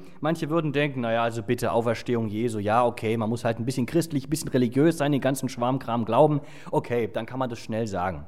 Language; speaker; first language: German; native; German